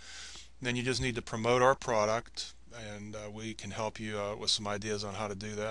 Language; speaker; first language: English; native; English